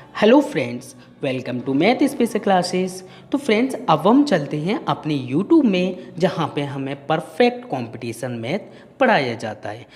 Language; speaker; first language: Hindi; native; Hindi